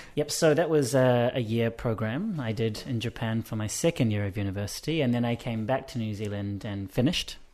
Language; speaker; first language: English; native; English